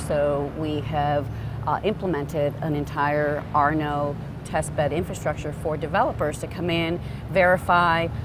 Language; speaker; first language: English; native; English